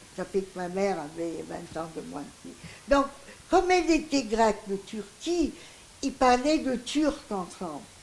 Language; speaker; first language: French; non-native, local second language; Greek